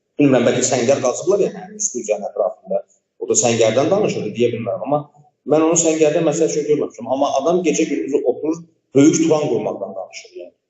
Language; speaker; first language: Azerbaijani; native; Azerbaijani